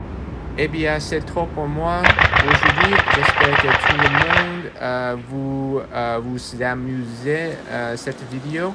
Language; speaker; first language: French; non-native, learner; English